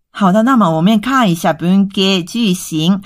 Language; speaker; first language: Chinese; non-native, fluent; Japanese